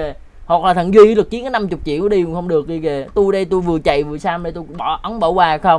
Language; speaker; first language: Vietnamese; native; Vietnamese